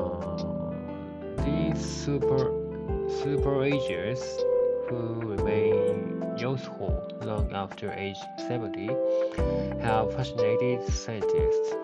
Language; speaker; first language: English; non-native, learner; Japanese